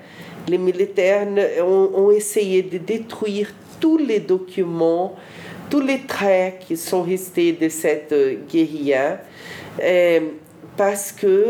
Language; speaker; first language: French; non-native, fluent; Portuguese